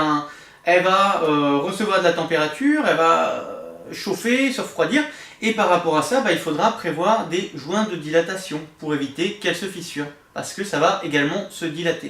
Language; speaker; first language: French; native; French